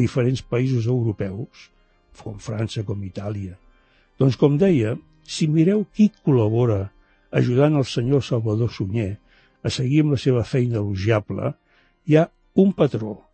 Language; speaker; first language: Catalan; native; Catalan